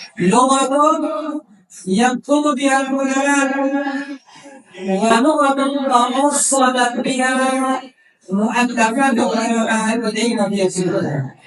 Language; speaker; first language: Arabic; non-native, fluent; Indonesian